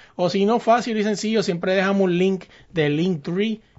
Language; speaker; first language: Spanish; native; Spanish